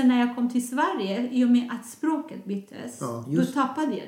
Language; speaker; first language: Swedish; non-native, fluent; Persian